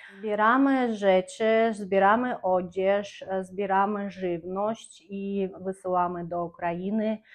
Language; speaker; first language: Polish; non-native, fluent; Azerbaijani